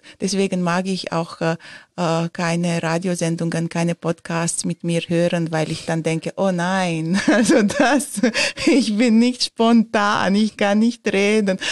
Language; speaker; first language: German; non-native, fluent; Romanian